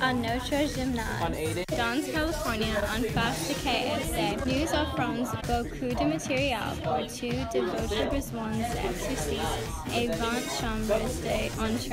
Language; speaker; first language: French; non-native, learner; English